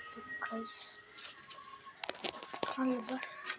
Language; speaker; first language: Filipino; native; Filipino